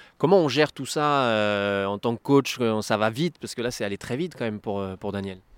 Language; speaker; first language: French; native; French